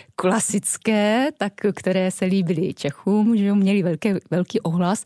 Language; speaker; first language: Czech; non-native, fluent; Japanese